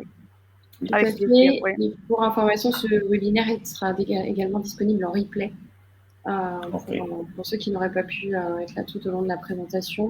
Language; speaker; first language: French; native; French